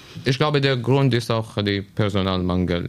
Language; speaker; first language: German; non-native, learner; Arabic